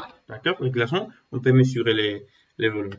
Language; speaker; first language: French; non-native, learner; Spanish